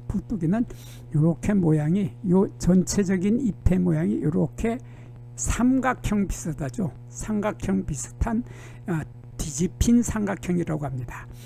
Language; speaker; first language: Korean; native; Korean